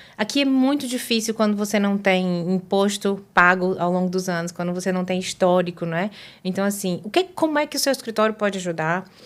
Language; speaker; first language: Portuguese; native; Portuguese